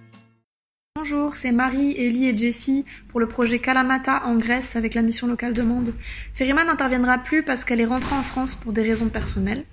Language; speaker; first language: French; native; French